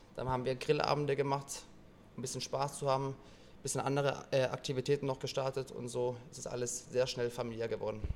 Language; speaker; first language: German; native; German